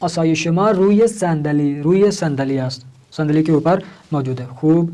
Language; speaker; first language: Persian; non-native, fluent; Urdu